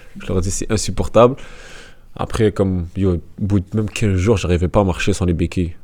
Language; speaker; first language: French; native; French